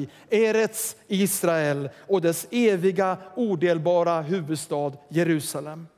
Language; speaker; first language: Swedish; native; Swedish